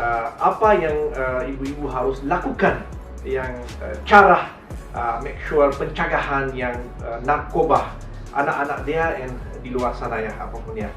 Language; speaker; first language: Indonesian; non-native, learner; Malay